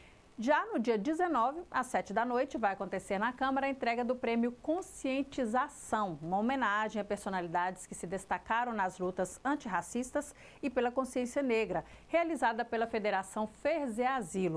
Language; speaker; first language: Portuguese; native; Portuguese